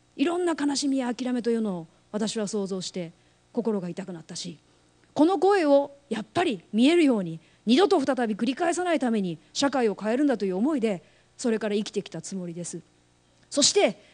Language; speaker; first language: Japanese; native; Japanese